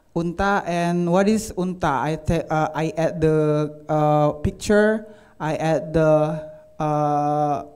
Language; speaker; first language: English; non-native, learner; Indonesian